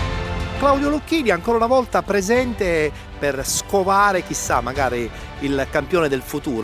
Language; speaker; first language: Italian; native; Italian